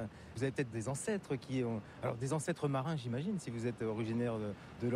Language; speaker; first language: French; native; French